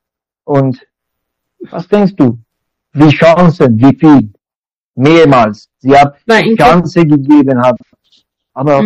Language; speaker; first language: German; non-native, learner; Persian